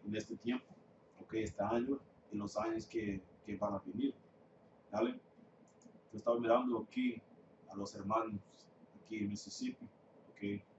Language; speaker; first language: Spanish; non-native, fluent; English